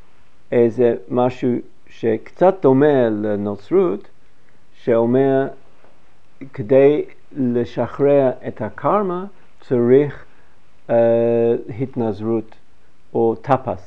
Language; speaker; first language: Hebrew; non-native, fluent; English